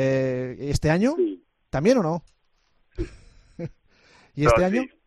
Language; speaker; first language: Spanish; native; Spanish